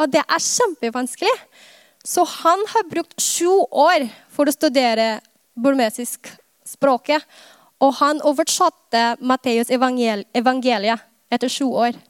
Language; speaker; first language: Norwegian; non-native, fluent; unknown